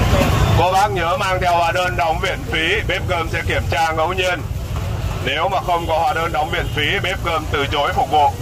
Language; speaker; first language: Vietnamese; native; Vietnamese